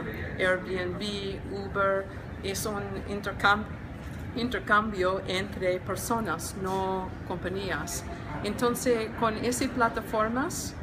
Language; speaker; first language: Spanish; non-native, learner; English